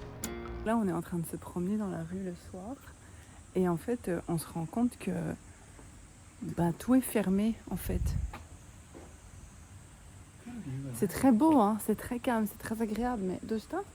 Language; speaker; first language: French; native; French